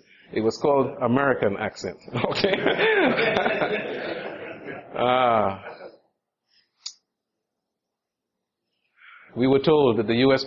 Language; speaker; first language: English; native; English